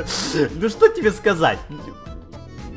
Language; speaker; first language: Russian; native; Russian